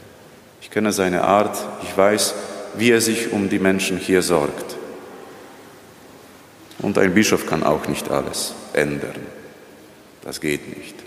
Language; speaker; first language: German; non-native, fluent; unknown